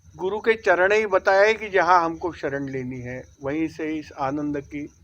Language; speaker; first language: Hindi; non-native, local second language; Marathi